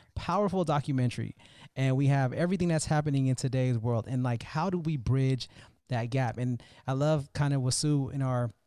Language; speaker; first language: English; native; English